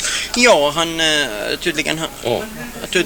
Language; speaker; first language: Swedish; non-native, fluent; Arabic